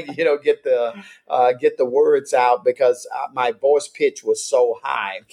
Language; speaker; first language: English; native; English